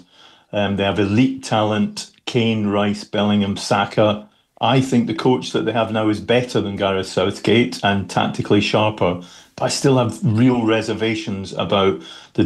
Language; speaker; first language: English; native; English